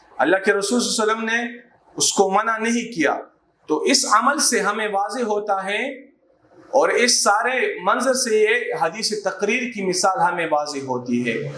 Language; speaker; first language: Urdu; non-native, local second language; Pashto